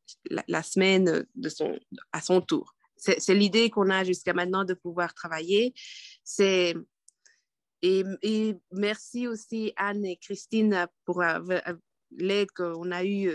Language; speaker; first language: French; non-native, fluent; Quechua